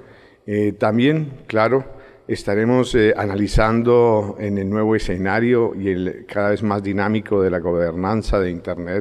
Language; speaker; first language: Spanish; native; Spanish